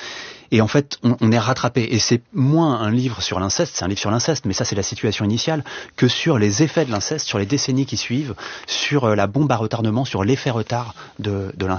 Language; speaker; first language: French; native; French